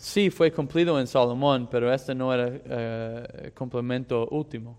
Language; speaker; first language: Spanish; non-native, fluent; English